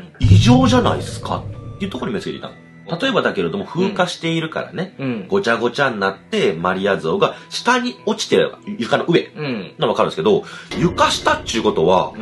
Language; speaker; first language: Japanese; native; Japanese